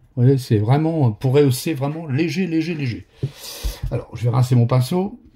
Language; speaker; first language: French; native; French